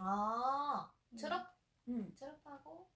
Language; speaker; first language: Korean; non-native, fluent; Japanese